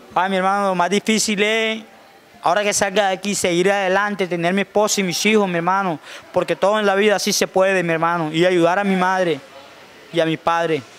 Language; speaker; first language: Spanish; native; Spanish